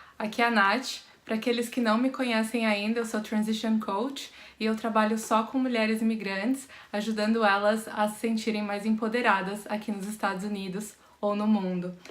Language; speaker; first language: Portuguese; native; Portuguese